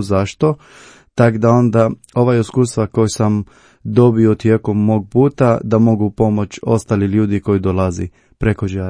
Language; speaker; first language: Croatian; non-native, learner; Arabic